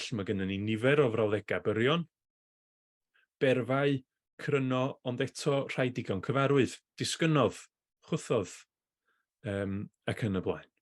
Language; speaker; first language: Welsh; native; Welsh